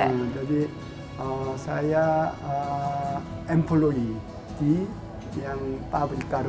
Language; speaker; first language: Indonesian; non-native, fluent; Korean